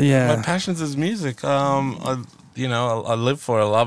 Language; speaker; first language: English; native; English